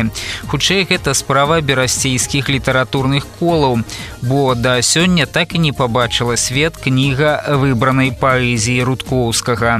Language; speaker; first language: Belarusian; native; Belarusian